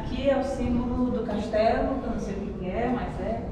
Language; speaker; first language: Portuguese; non-native, learner; English